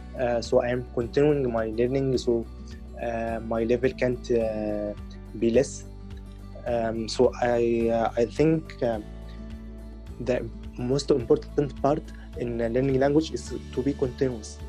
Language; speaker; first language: English; non-native, learner; Arabic